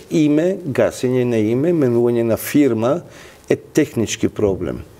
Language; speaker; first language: Macedonian; non-native, local second language; Albanian